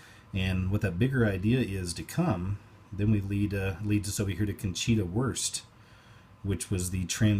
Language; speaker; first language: English; native; English